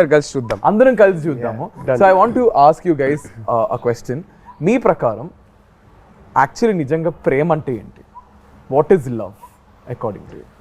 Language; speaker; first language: Telugu; native; Telugu